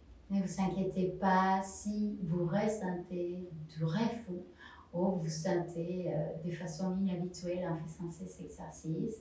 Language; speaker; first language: French; non-native, fluent; Spanish